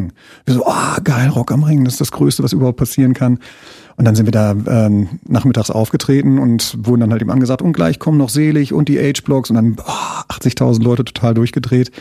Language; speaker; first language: German; native; German